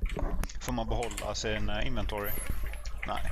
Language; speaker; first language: Swedish; native; Swedish